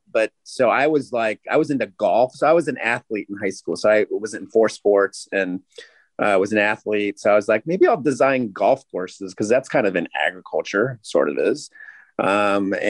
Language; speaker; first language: English; native; English